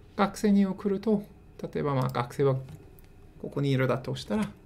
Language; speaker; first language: Japanese; non-native, fluent; English